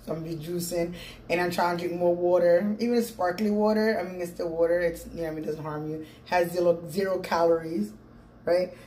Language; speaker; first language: English; native; English